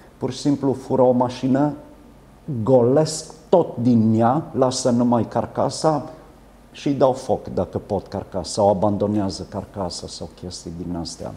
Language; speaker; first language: Romanian; native; Romanian